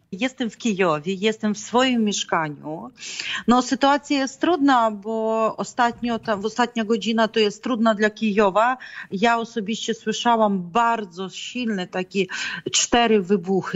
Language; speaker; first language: Polish; non-native, fluent; Ukrainian